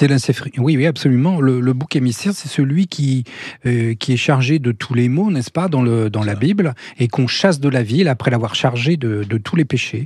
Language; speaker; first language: French; native; French